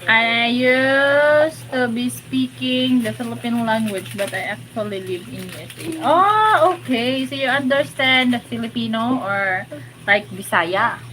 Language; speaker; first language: English; non-native, local second language; Cebuano